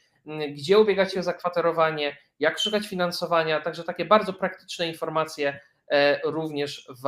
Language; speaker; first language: Polish; native; Polish